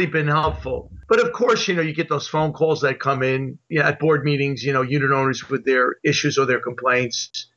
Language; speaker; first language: English; native; English